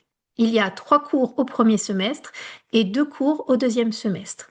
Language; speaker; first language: French; native; French